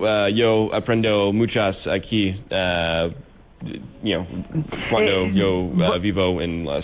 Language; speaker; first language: Spanish; non-native, learner; English